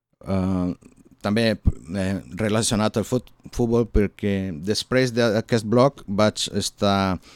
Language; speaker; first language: Catalan; non-native, learner; Portuguese